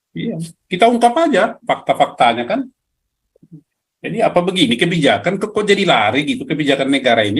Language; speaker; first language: Indonesian; native; Indonesian